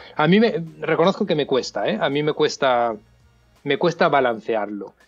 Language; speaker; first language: Spanish; native; Spanish